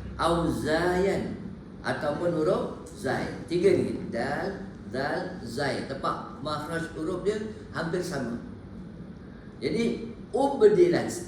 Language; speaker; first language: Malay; native; Malay